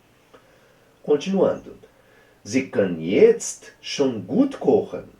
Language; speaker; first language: German; non-native, fluent; Portuguese